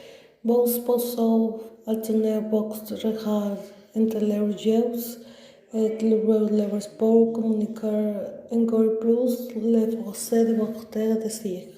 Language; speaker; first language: French; non-native, learner; Spanish